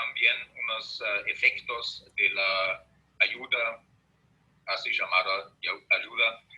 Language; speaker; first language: Spanish; non-native, fluent; German